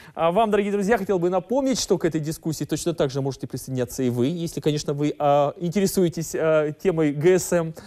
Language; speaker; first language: Russian; native; Russian